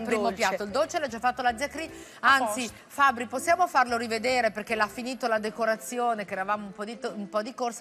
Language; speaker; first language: Italian; native; Italian